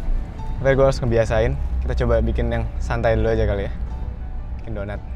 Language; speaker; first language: Indonesian; native; Indonesian